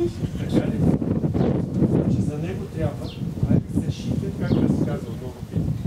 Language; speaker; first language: Bulgarian; non-native, learner; Russian